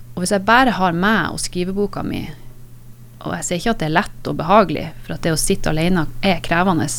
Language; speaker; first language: Norwegian; native; Norwegian